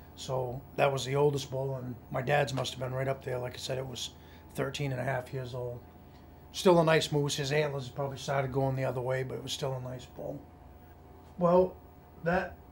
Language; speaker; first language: English; native; English